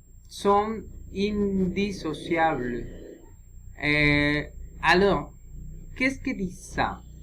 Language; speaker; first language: French; non-native, learner; Spanish